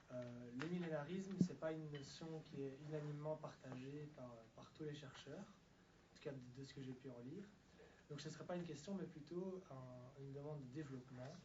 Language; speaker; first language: French; native; French